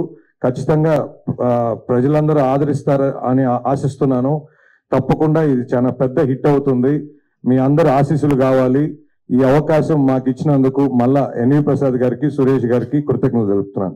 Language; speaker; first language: Telugu; native; Telugu